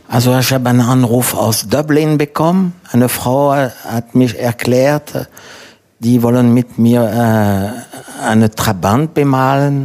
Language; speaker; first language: German; non-native, fluent; French